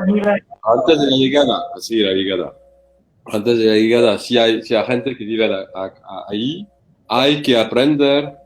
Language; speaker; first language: Spanish; non-native, learner; French